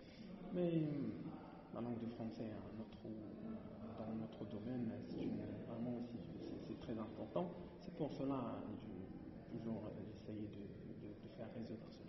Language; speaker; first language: French; non-native, learner; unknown